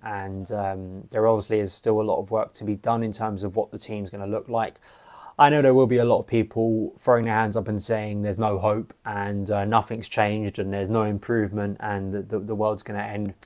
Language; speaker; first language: English; native; English